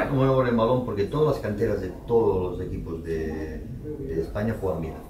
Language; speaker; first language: Spanish; native; Spanish